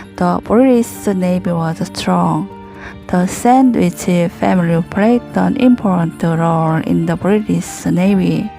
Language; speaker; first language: English; non-native, learner; Korean